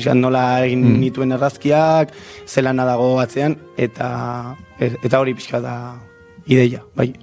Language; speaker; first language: Basque; non-native, local second language; Spanish